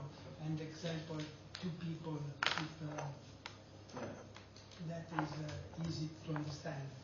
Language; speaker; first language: English; non-native, learner; Italian